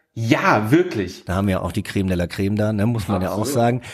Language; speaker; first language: German; native; German